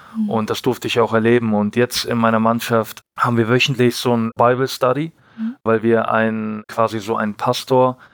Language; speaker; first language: German; native; German